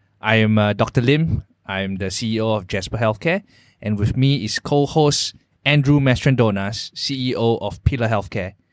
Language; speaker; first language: English; non-native, local second language; Chinese